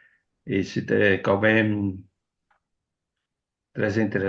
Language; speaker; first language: French; non-native, fluent; Dutch